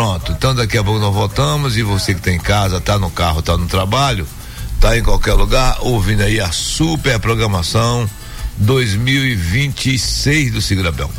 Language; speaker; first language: Portuguese; native; Portuguese